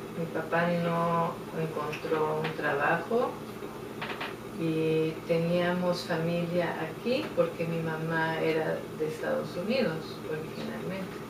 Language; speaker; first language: Spanish; native; Spanish